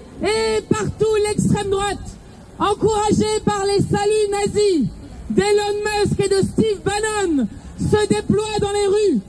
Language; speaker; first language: French; native; French